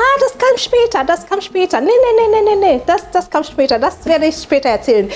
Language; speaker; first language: German; non-native, fluent; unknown